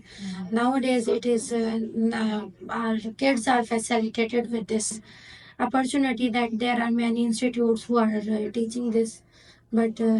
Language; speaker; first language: English; non-native, learner; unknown